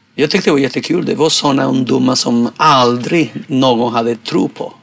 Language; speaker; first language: Swedish; non-native, fluent; Spanish